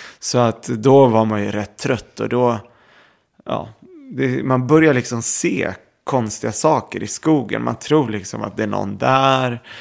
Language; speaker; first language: Swedish; early bilingual, other home language; Arabic